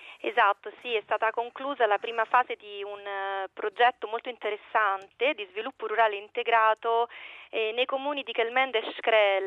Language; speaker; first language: Italian; native; Italian